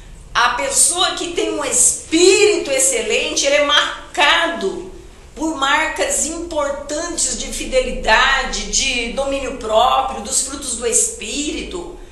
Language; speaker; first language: Portuguese; native; Portuguese